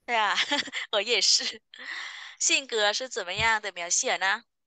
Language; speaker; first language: Chinese; non-native, fluent; Vietnamese